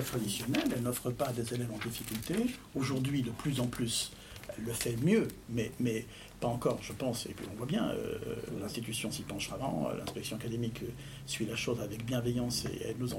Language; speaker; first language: French; native; French